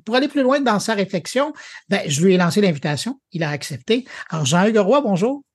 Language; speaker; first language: French; native; French